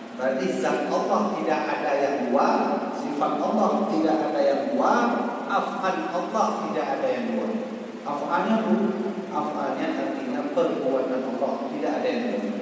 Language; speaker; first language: Malay; non-native, local second language; Achinese